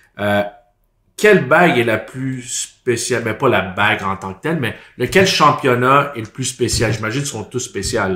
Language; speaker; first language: French; native; French